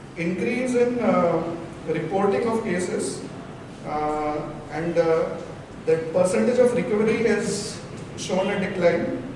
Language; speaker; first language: English; non-native, local second language; Marathi